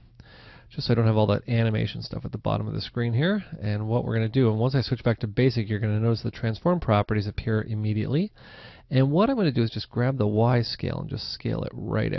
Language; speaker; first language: English; native; English